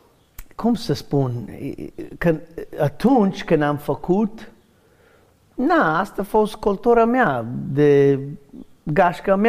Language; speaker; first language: Romanian; non-native, learner; English